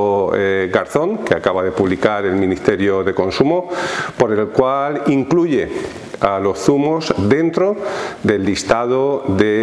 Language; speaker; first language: Spanish; native; Spanish